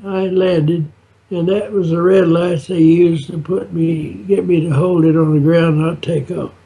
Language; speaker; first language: English; native; English